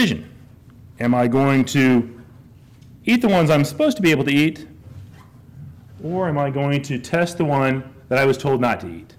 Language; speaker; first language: English; native; English